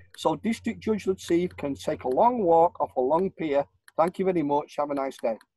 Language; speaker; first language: English; native; English